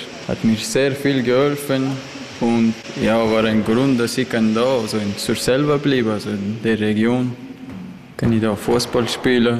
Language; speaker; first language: German; non-native, learner; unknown